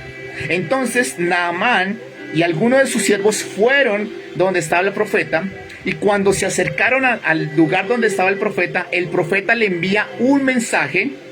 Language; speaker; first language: Spanish; native; Spanish